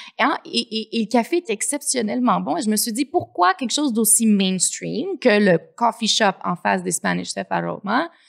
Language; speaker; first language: French; native; French